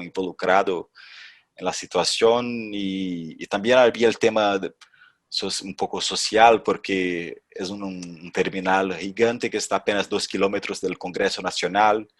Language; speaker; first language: Spanish; non-native, fluent; Portuguese